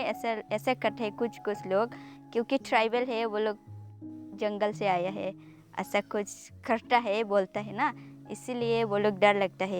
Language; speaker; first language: Hindi; non-native, local second language; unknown